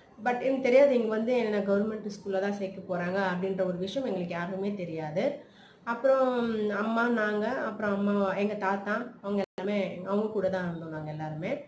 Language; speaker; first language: Tamil; non-native, local second language; Telugu